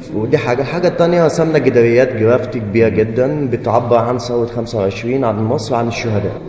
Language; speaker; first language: Egyptian Arabic; native; Egyptian Arabic